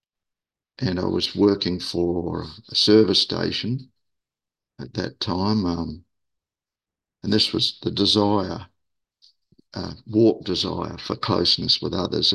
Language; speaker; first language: English; native; English